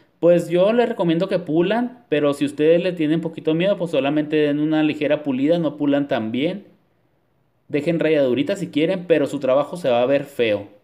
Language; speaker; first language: Spanish; native; Spanish